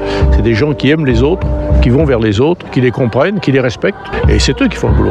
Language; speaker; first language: French; native; French